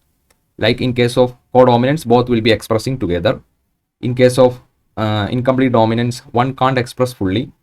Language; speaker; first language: English; non-native, local second language; Malayalam